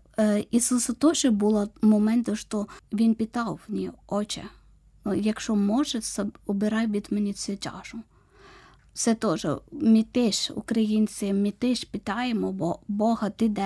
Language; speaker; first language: Ukrainian; non-native, learner; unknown